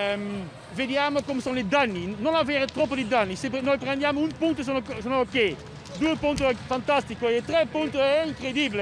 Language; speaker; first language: Italian; non-native, learner; Dutch